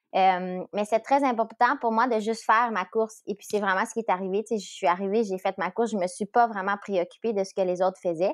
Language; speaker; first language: French; native; French